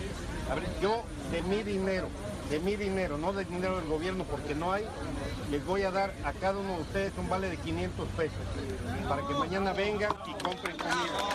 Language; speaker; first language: Spanish; native; Spanish